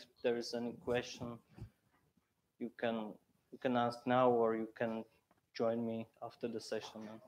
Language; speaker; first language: English; non-native, fluent; Slovak